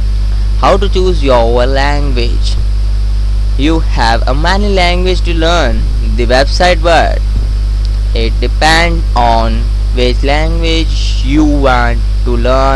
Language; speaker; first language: English; non-native, learner; Hindi